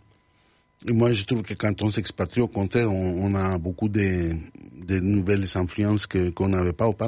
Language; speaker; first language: French; non-native, fluent; Spanish